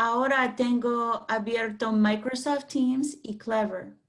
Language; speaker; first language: Spanish; non-native, fluent; English